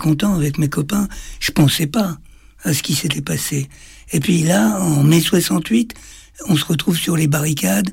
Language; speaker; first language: French; native; French